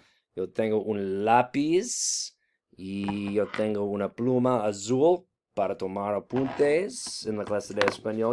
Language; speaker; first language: Spanish; non-native, fluent; English